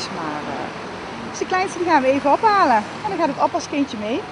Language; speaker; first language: Dutch; native; Dutch